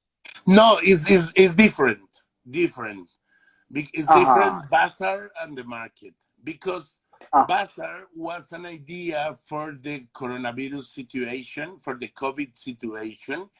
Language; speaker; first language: English; non-native, learner; Spanish